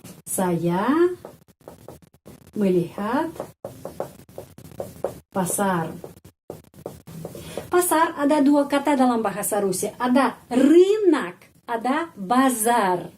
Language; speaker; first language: Indonesian; non-native, fluent; Russian